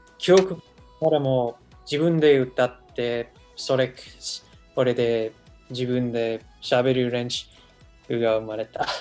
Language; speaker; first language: Japanese; non-native, learner; English